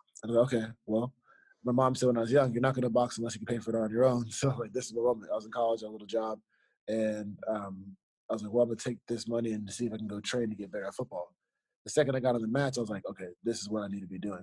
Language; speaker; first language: English; native; English